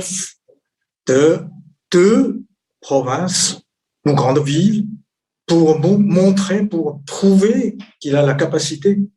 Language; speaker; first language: French; non-native, fluent; Chinese